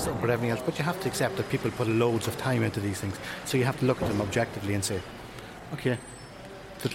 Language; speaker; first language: English; native; English